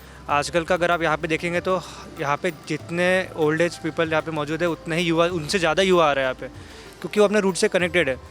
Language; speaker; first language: Hindi; native; Hindi